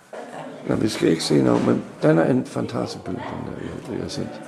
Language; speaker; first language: Danish; non-native, learner; English